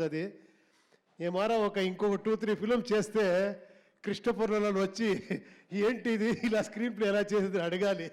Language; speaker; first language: Telugu; non-native, local second language; Kannada